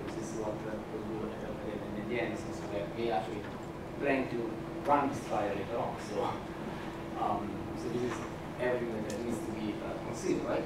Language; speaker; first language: English; non-native, fluent; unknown